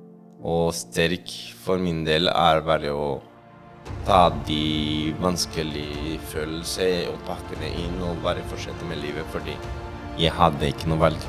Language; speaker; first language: Norwegian; non-native, fluent; Spanish